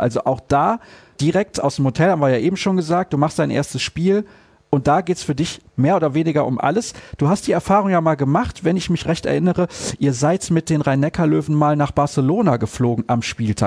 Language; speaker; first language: German; native; German